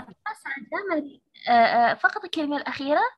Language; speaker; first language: Indonesian; non-native, learner; Arabic